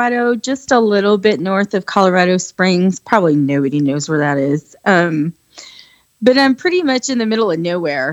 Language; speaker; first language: English; native; English